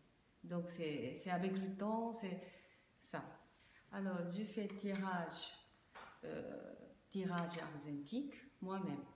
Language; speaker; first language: French; non-native, learner; Japanese